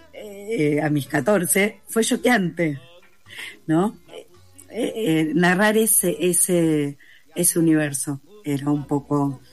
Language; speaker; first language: Spanish; native; Spanish